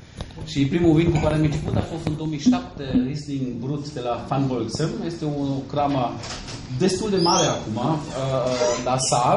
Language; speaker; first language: Romanian; non-native, fluent; German